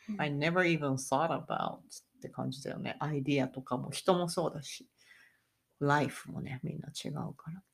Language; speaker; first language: Japanese; native; Japanese